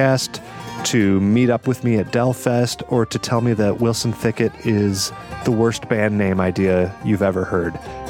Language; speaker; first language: English; native; English